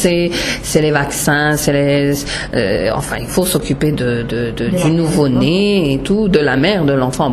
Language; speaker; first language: French; non-native, local second language; Arabic